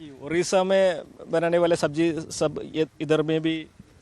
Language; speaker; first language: Hindi; non-native, local second language; Malayalam